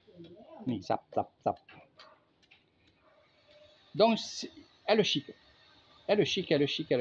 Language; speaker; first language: French; native; French